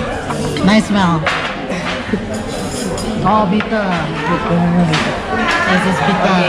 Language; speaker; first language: English; non-native, learner; Indonesian